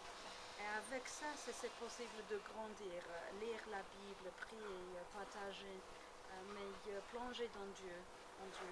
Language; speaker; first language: French; non-native, learner; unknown